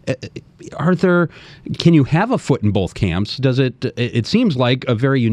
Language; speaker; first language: English; native; English